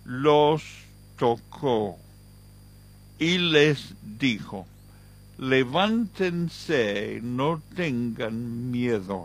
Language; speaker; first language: Spanish; non-native, fluent; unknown